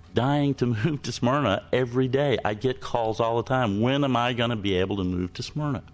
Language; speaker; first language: English; native; English